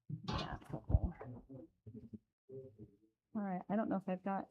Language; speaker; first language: English; native; English